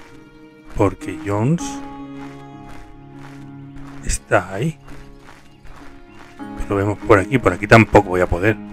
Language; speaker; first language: Spanish; native; Spanish